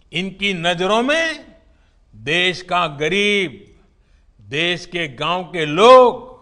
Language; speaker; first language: Hindi; non-native, local second language; Gujarati